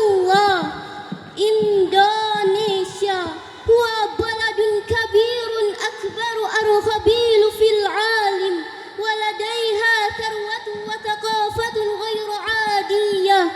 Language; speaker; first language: Arabic; non-native, learner; Indonesian